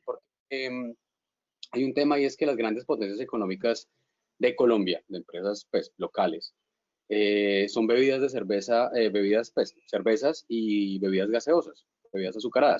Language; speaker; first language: Spanish; native; Spanish